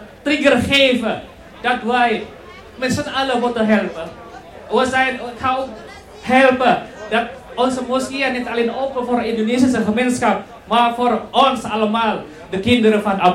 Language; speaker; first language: Dutch; non-native, fluent; Indonesian